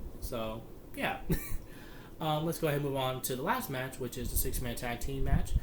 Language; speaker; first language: English; native; English